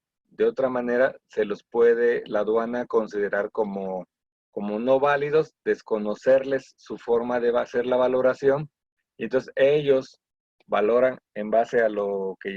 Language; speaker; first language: Spanish; native; Spanish